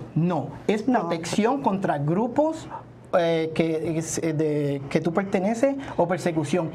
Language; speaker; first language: Spanish; native; Spanish